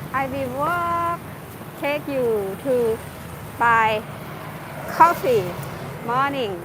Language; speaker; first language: English; non-native, learner; Thai